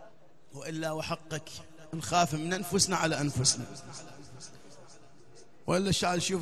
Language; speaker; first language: Arabic; native; Arabic